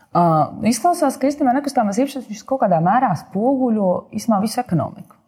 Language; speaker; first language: Latvian; native; Latvian